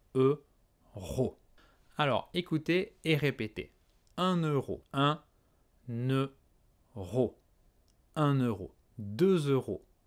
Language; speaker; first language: French; native; French